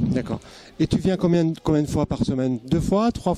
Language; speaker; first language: French; native; French